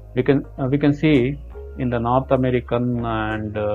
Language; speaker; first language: English; non-native, local second language; Kannada